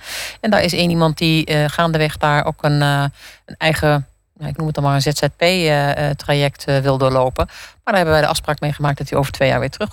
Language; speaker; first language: Dutch; native; Dutch